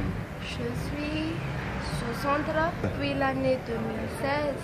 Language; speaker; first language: French; non-native, learner; Malagasy